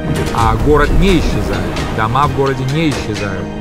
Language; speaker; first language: Russian; native; Russian